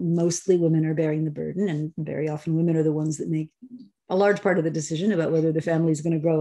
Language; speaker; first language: English; native; English